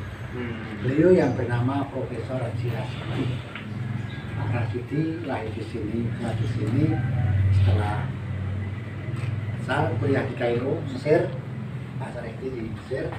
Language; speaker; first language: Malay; non-native, local second language; Javanese